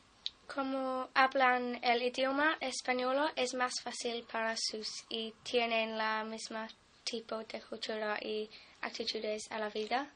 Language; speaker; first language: Spanish; non-native, learner; English